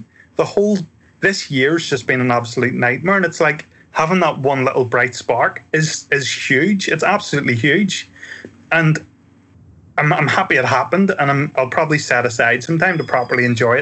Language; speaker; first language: English; native; English